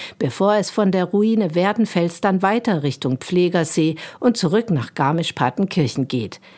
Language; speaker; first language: German; native; German